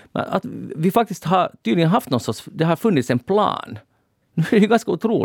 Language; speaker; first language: Swedish; native; Swedish